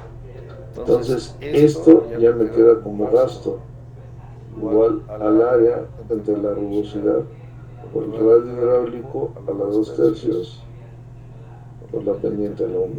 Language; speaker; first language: Spanish; native; Spanish